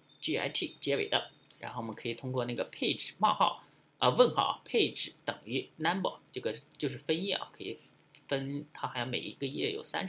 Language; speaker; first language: Chinese; native; Chinese